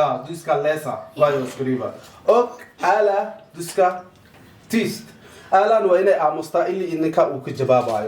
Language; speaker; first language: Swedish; non-native, learner; Somali